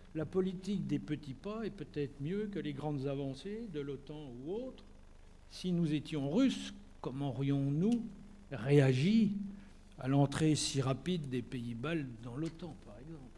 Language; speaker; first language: French; native; French